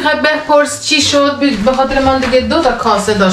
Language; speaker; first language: Persian; non-native, learner; Norwegian